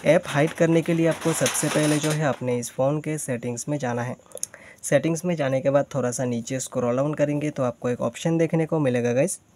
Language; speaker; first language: Hindi; native; Hindi